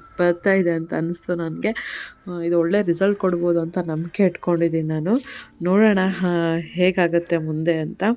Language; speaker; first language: Kannada; native; Kannada